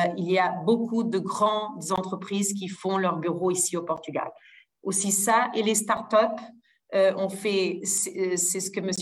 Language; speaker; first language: French; non-native, fluent; Portuguese